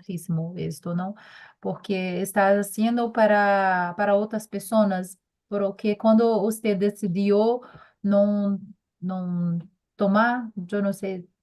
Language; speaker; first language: Spanish; non-native, learner; Portuguese